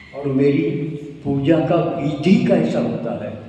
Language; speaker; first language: Hindi; non-native, local second language; Marathi